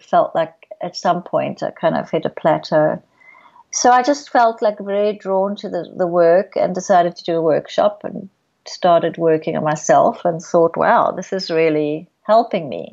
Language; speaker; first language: English; native; English